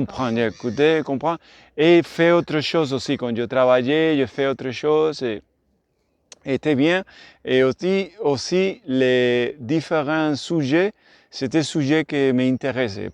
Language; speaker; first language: French; non-native, learner; Spanish